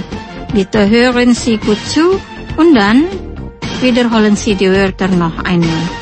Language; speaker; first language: German; non-native, fluent; Indonesian